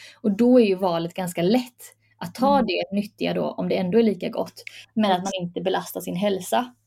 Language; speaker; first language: Swedish; early bilingual, other home language; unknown